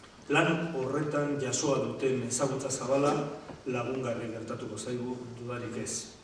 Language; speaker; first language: Basque; native; Basque